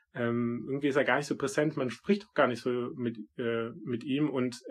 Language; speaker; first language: German; native; German